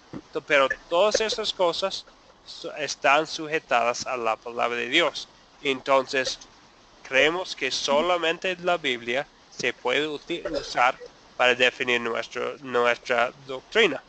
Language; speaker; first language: Spanish; non-native, fluent; English